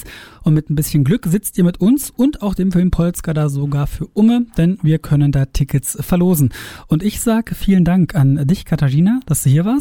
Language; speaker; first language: German; native; German